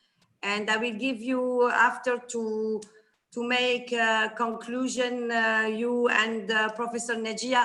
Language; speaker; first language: English; non-native, fluent; Arabic